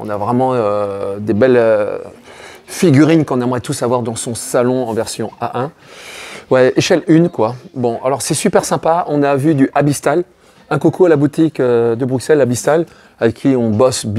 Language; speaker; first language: French; native; French